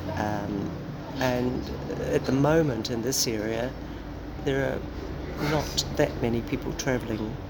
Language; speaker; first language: English; native; English